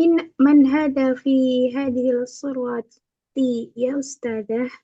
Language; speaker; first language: Arabic; non-native, learner; Indonesian